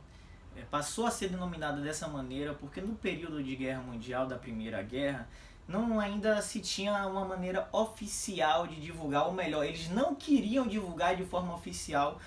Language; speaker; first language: Portuguese; native; Portuguese